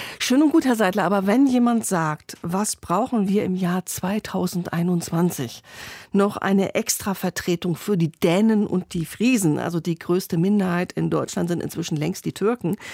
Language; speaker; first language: German; native; German